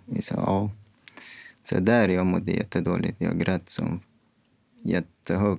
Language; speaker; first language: Swedish; non-native, fluent; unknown